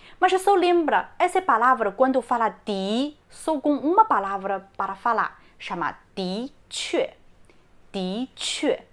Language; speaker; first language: Portuguese; non-native, learner; Chinese